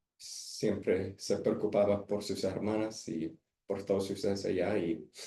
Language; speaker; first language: Spanish; early bilingual, heritage; Spanish